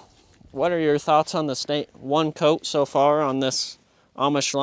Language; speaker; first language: English; native; English